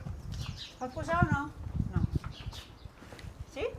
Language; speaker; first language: Spanish; non-native, local second language; Catalan